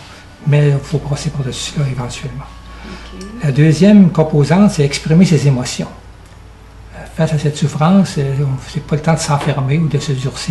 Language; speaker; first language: French; native; French